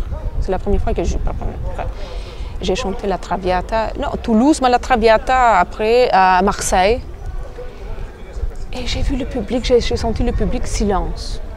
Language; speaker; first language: French; non-native, fluent; Albanian